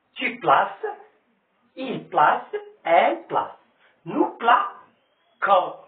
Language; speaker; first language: French; non-native, local second language; Arabic